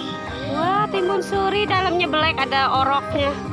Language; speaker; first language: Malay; non-native, local second language; Sundanese